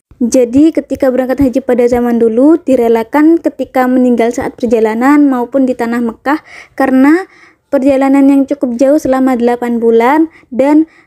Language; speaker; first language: Indonesian; native; Indonesian